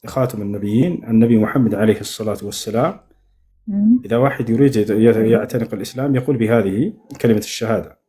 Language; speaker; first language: Arabic; non-native, fluent; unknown